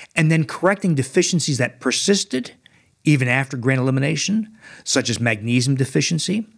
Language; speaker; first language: English; native; English